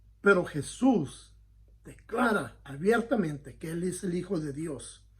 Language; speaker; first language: Spanish; early bilingual, heritage; Spanish